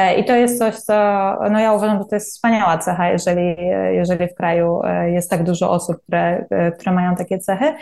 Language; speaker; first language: Polish; native; Polish